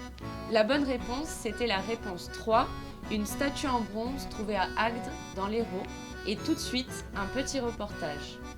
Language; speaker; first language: French; native; French